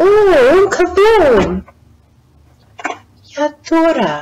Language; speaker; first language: Arabic; non-native, learner; English